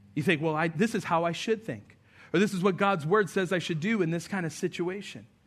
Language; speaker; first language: English; native; English